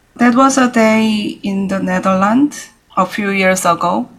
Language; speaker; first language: English; non-native, learner; Korean